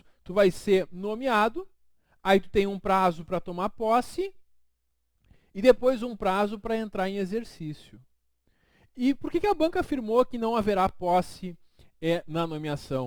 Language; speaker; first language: Portuguese; native; Portuguese